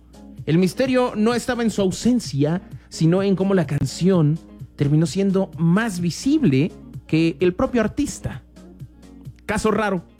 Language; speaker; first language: Spanish; native; Spanish